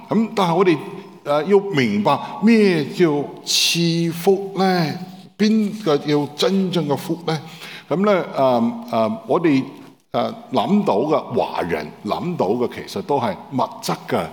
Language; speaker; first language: Cantonese; non-native, fluent; Chinese